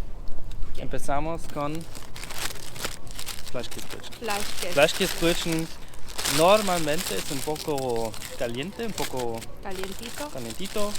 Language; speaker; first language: Spanish; non-native, learner; German